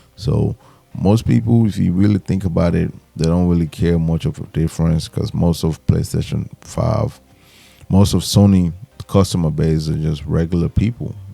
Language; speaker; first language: English; native; English